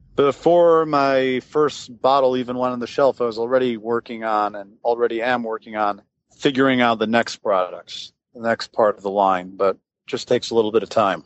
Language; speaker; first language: English; native; English